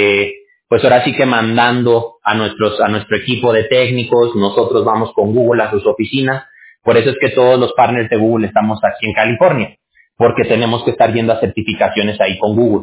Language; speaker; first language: Spanish; native; Spanish